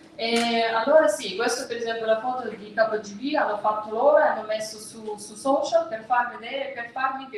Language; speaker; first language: Italian; non-native, fluent; Russian